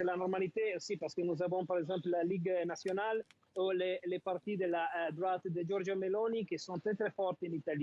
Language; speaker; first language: French; non-native, fluent; Italian